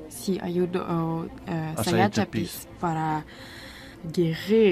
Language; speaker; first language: Spanish; non-native, learner; French